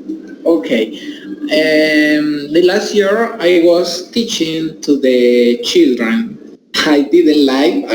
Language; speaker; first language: English; non-native, learner; Spanish